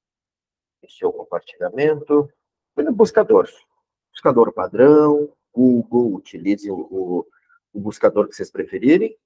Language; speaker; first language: Portuguese; native; Portuguese